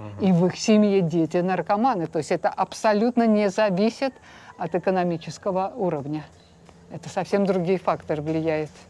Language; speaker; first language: Russian; native; Russian